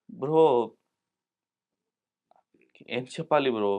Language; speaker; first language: Telugu; non-native, local second language; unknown